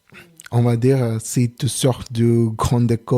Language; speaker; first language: French; non-native, learner; Telugu